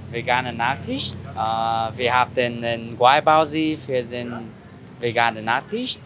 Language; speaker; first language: German; non-native, fluent; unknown